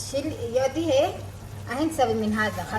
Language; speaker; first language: Arabic; non-native, learner; Urdu